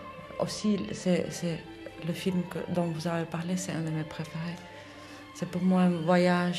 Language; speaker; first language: French; non-native, fluent; Dutch